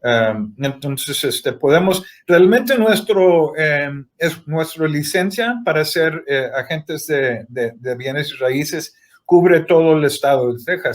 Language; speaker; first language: Spanish; early bilingual, heritage; Spanish